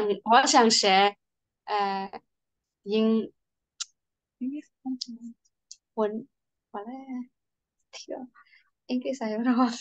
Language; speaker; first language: Chinese; non-native, learner; Burmese